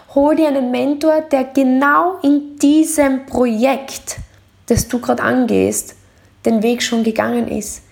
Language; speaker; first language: German; native; German